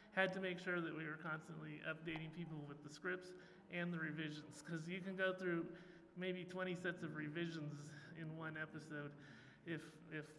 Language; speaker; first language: English; native; English